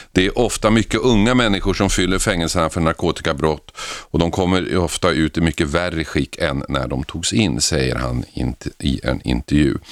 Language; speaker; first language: Swedish; native; Swedish